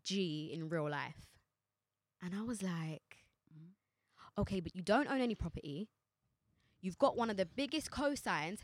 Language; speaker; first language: English; native; English